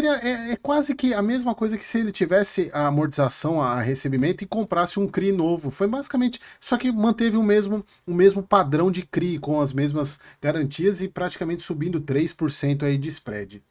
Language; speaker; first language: Portuguese; native; Portuguese